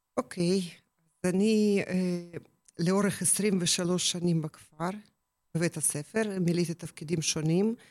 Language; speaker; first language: Hebrew; non-native, fluent; Russian